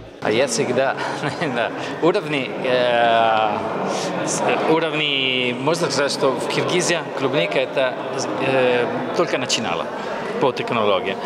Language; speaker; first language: Russian; non-native, fluent; Italian